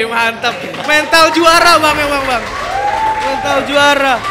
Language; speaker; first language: Indonesian; native; Indonesian